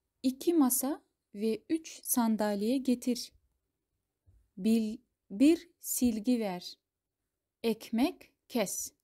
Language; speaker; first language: Turkish; non-native, fluent; Kazakh